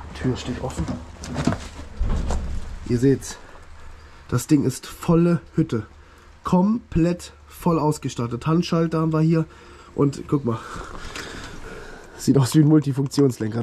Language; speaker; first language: German; native; German